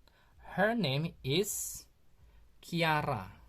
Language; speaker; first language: English; non-native, learner; Indonesian